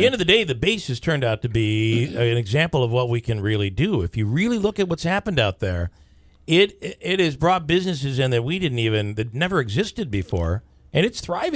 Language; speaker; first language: English; native; English